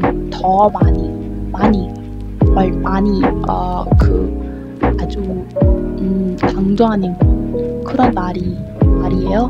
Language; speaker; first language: Korean; non-native, learner; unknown